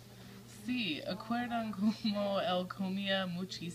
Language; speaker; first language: Spanish; non-native, learner; English